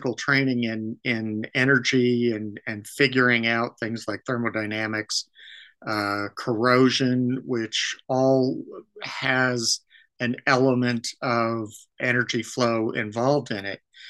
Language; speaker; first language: English; native; English